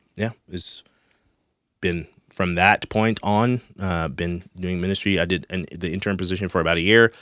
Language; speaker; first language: English; non-native, local second language; Shona